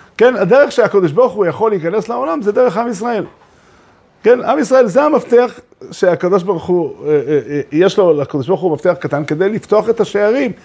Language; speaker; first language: Hebrew; native; Hebrew